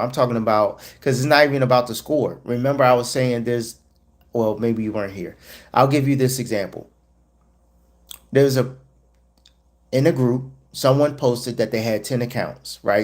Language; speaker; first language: English; native; English